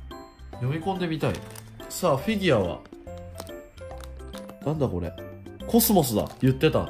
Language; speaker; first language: Japanese; native; Japanese